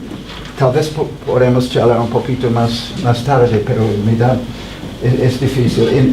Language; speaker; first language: Spanish; non-native, fluent; English